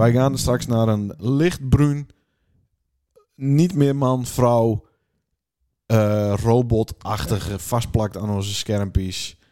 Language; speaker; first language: Dutch; native; Dutch